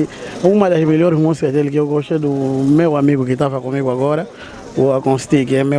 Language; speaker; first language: Portuguese; native; Portuguese